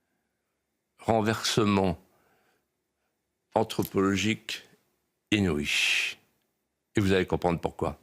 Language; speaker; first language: French; native; French